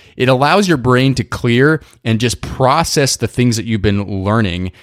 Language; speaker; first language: English; native; English